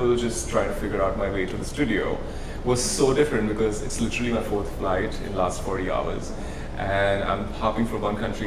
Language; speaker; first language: English; non-native, local second language; Hindi